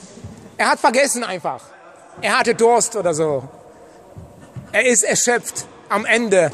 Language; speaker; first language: German; non-native, fluent; Polish